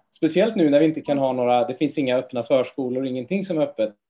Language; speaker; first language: Swedish; native; Swedish